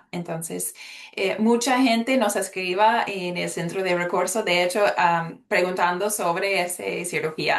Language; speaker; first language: Spanish; early bilingual, heritage; Spanish